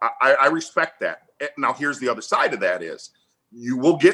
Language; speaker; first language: English; native; English